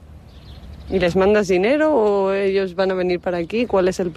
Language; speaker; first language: Spanish; native; Spanish